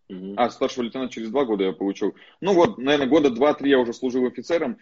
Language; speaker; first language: Russian; native; Russian